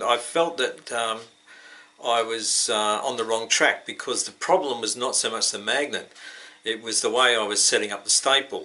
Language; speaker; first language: English; native; English